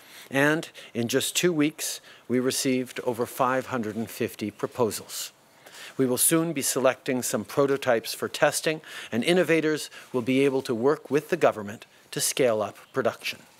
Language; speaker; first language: English; early bilingual, other home language; French